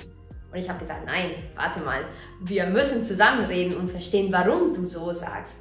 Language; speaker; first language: German; non-native, fluent; Italian